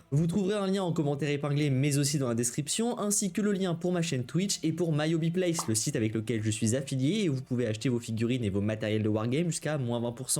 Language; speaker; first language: French; native; French